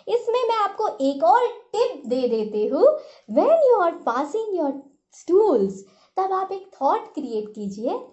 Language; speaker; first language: Hindi; non-native, local second language; Marathi